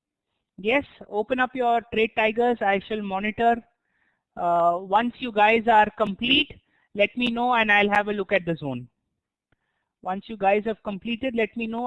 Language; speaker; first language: English; non-native, local second language; Hindi